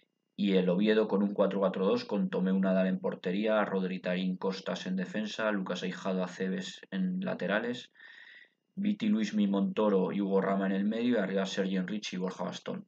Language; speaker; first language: Spanish; native; Spanish